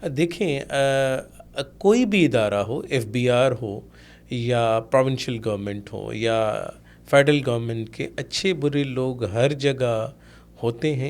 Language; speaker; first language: Urdu; non-native, local second language; Sindhi